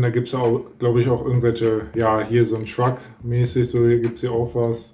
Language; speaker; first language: German; native; German